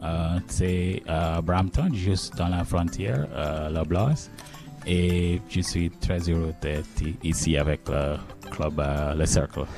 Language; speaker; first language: French; non-native, learner; English